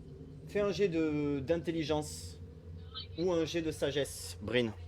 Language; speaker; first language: French; native; French